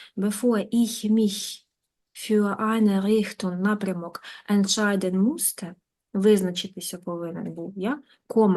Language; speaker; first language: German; non-native, fluent; Ukrainian